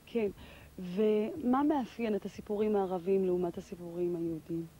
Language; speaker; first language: Hebrew; native; Hebrew